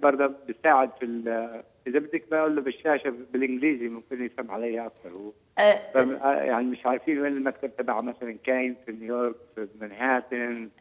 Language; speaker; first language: Arabic; native; Arabic